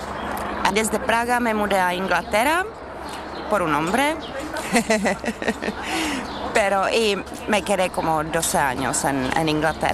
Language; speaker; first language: Spanish; non-native, learner; Czech